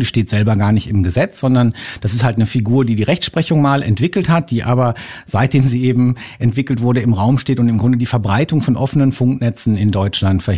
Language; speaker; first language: German; native; German